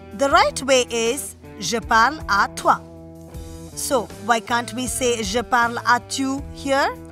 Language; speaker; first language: French; non-native, fluent; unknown